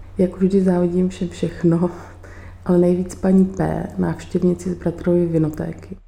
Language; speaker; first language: Czech; native; Czech